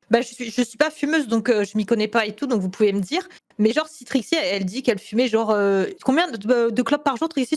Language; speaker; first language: French; native; French